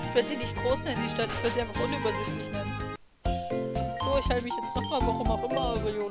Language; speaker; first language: German; native; German